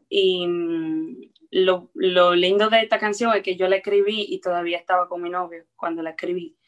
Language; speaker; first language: Spanish; early bilingual, heritage; Spanish